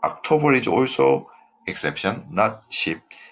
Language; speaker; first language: English; non-native, fluent; Korean